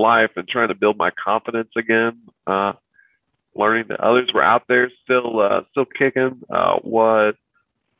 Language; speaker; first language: English; native; English